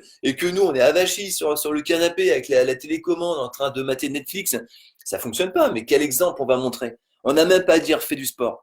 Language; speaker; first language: French; native; French